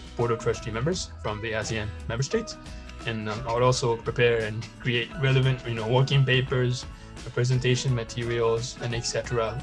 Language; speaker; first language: English; non-native, fluent; Burmese